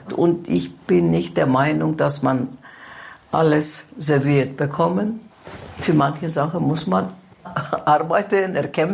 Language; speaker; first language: German; non-native, fluent; Greek